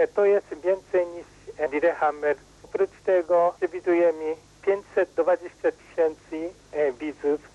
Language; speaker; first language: Polish; non-native, learner; Japanese